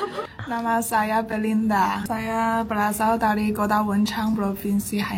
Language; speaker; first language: Indonesian; non-native, learner; Chinese